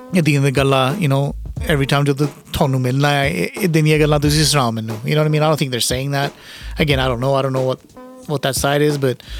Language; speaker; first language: Punjabi; early bilingual, heritage; Punjabi